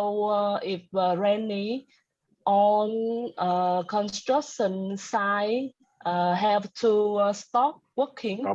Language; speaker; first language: English; non-native, learner; Vietnamese